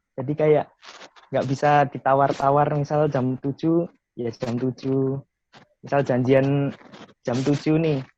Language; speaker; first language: Indonesian; native; Indonesian